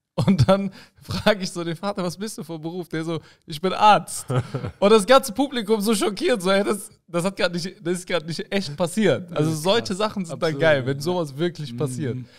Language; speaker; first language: German; early bilingual, other home language; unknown